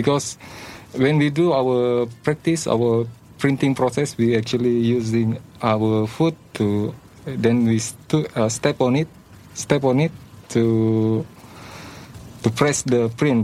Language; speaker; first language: English; non-native, learner; Malay